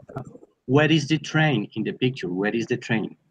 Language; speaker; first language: English; non-native, learner; Spanish